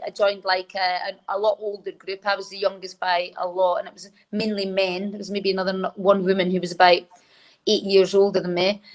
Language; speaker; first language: English; native; English